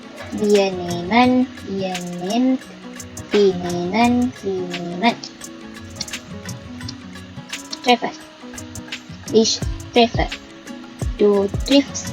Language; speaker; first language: German; non-native, fluent; Sinhala